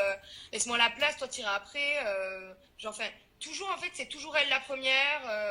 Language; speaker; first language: French; native; French